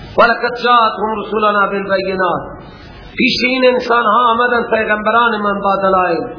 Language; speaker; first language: Persian; native; Persian